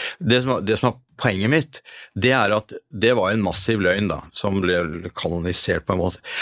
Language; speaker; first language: Norwegian; early bilingual, other home language; Hungarian